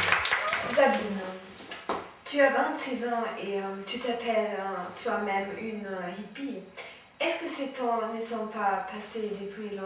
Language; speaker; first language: French; non-native, learner; German